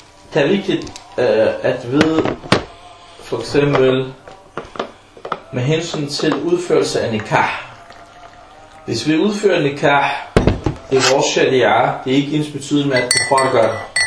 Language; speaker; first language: Danish; early bilingual, other home language; Arabic